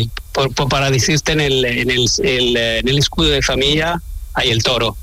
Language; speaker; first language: Spanish; non-native, learner; Italian